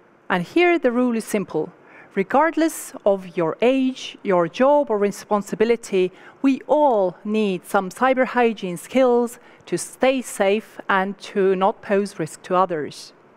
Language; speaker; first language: English; non-native, fluent; Estonian